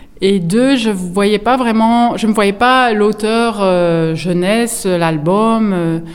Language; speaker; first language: French; native; French